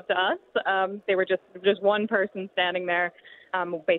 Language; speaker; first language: English; native; English